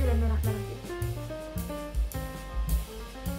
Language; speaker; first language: Indonesian; early bilingual, other home language; Russian